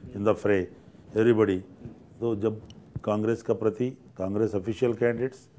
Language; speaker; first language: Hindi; non-native, local second language; Telugu